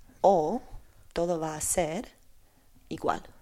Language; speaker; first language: Spanish; non-native, learner; Polish